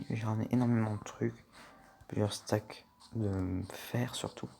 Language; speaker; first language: French; native; French